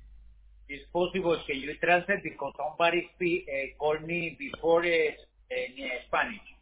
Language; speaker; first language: English; non-native, learner; Spanish